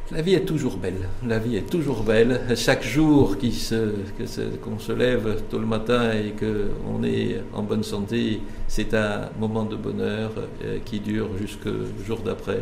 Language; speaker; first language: French; non-native, local second language; Arabic